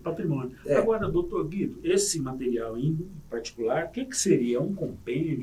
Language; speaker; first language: Portuguese; native; Portuguese